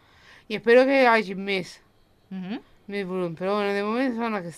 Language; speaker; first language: Catalan; non-native, local second language; Spanish